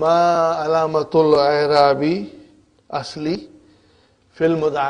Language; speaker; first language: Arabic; non-native, fluent; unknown